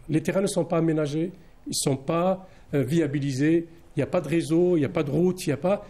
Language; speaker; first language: French; non-native, local second language; Arabic